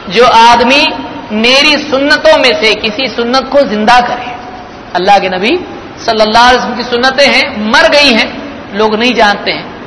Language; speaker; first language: Urdu; native; Urdu